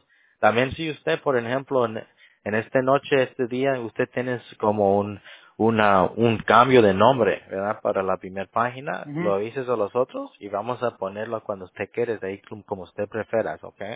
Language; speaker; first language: Spanish; early bilingual, heritage; Spanish